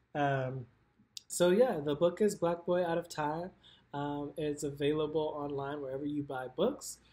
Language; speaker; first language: English; native; English